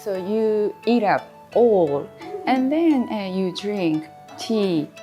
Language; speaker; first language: English; non-native, fluent; Japanese